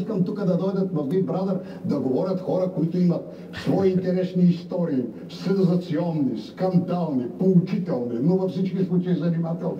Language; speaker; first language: Bulgarian; native; Bulgarian